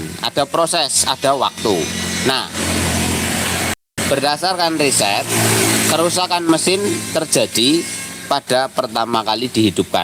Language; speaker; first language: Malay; non-native, local second language; Javanese